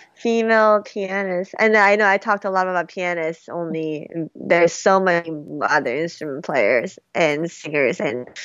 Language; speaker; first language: English; early bilingual, other home language; Korean